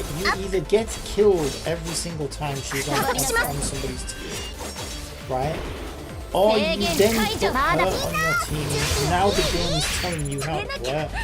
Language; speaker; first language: English; native; English